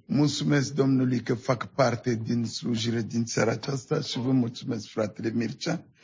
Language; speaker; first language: Romanian; non-native, fluent; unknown